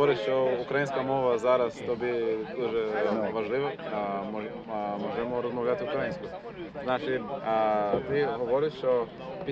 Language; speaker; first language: Ukrainian; non-native, fluent; Portuguese